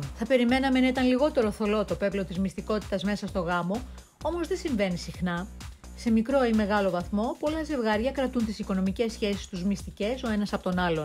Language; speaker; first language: Greek; native; Greek